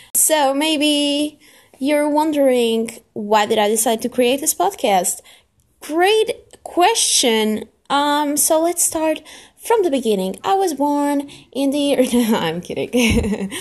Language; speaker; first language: English; non-native, fluent; Portuguese